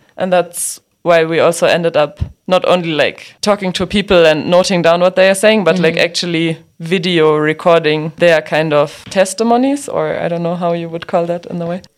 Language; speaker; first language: English; non-native, fluent; German